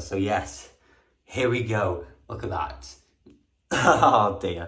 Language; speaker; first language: English; native; English